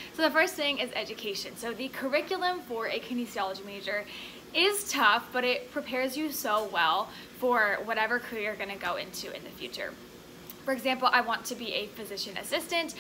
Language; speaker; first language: English; native; English